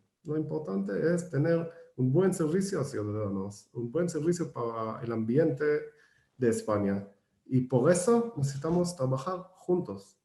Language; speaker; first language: Spanish; non-native, fluent; Hebrew